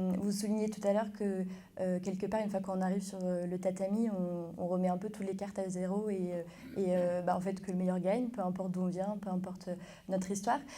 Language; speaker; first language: French; native; French